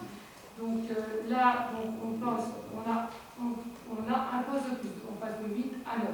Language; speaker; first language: French; native; French